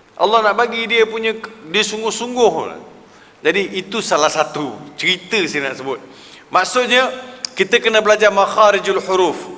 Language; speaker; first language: Malay; non-native, local second language; Tamil